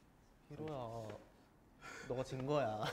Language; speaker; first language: Korean; native; Korean